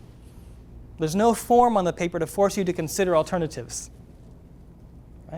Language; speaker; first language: English; native; English